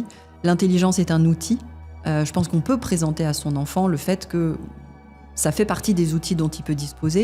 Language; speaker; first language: French; native; French